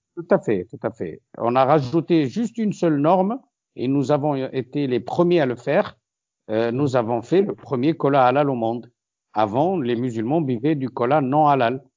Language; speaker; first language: French; non-native, local second language; Arabic